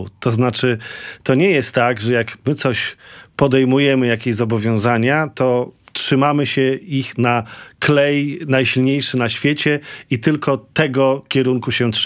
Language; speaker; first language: Polish; native; Polish